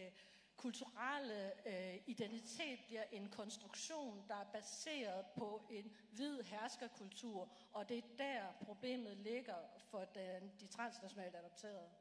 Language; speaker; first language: Danish; native; Danish